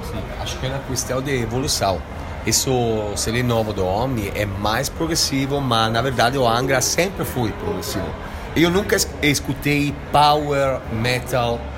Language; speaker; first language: Portuguese; non-native, fluent; Italian